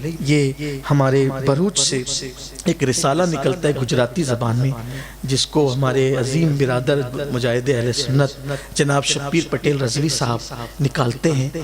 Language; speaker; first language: Urdu; native; Urdu